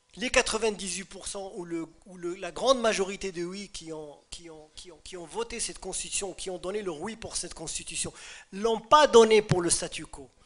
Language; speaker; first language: French; non-native, local second language; Arabic